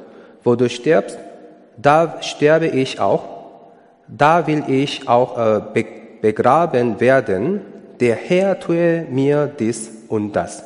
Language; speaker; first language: German; non-native, learner; Korean